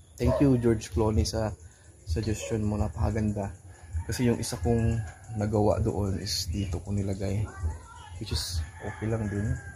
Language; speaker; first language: Filipino; non-native, local second language; Cebuano